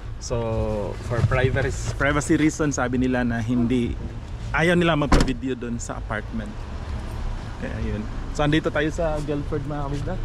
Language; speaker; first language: Filipino; non-native, local second language; Cebuano